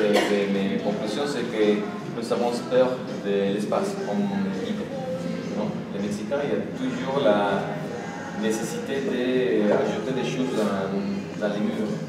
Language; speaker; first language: French; non-native, fluent; Spanish